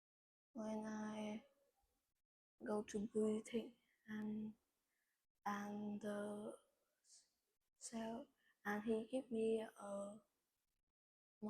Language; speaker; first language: English; non-native, learner; Vietnamese